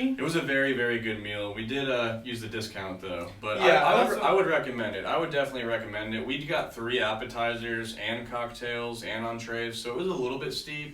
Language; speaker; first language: English; native; English